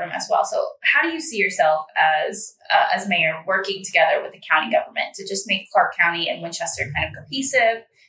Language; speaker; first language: English; native; English